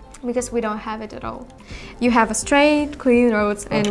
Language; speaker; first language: English; non-native, learner; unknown